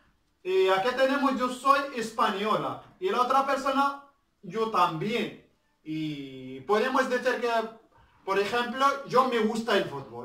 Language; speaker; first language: Spanish; non-native, learner; Arabic